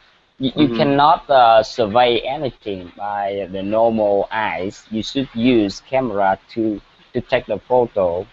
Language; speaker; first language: English; non-native, learner; Vietnamese